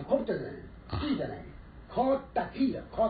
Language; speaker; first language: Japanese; native; Japanese